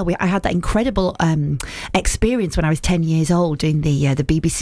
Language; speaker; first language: English; native; English